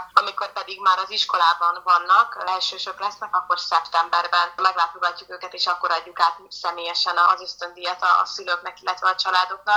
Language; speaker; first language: Hungarian; native; Hungarian